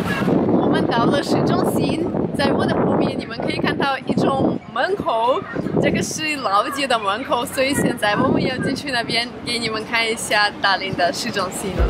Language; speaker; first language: Chinese; non-native, fluent; Russian